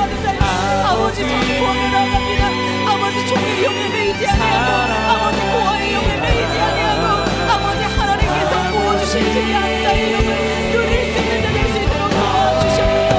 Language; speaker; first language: Korean; native; Korean